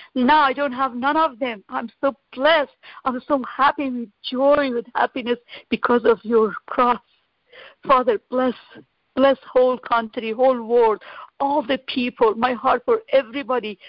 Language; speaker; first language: English; non-native, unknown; Persian